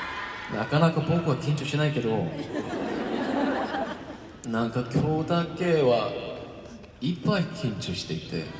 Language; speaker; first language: Japanese; non-native, fluent; Korean